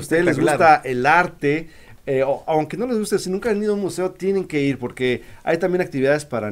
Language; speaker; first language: Spanish; native; Spanish